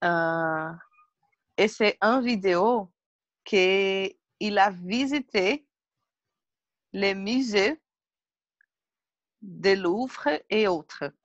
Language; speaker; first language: French; non-native, learner; Portuguese